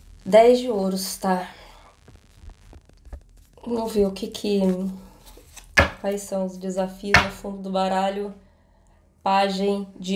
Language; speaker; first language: Portuguese; native; Portuguese